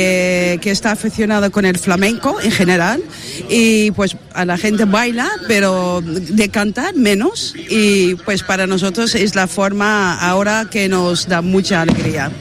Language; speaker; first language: Spanish; non-native, fluent; Dutch